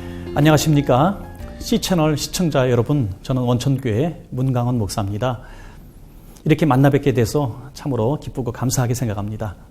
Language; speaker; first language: Korean; native; Korean